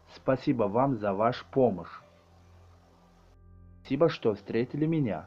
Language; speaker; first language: Russian; non-native, learner; Tajik